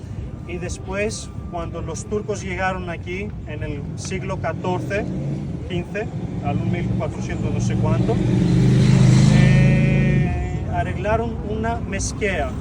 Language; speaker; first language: Spanish; non-native, fluent; Greek